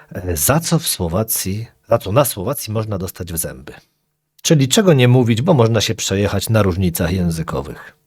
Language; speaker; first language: Polish; native; Polish